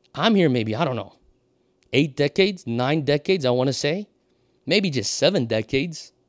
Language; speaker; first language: English; non-native, fluent; Portuguese